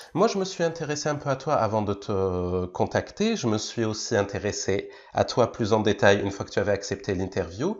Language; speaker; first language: French; native; French